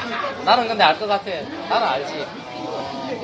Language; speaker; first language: Korean; native; Korean